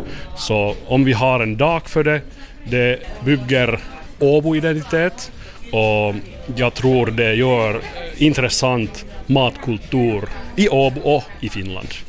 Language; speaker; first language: Swedish; non-native, local second language; Finnish